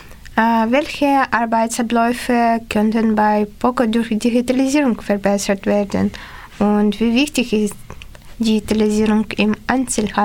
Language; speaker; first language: German; non-native, learner; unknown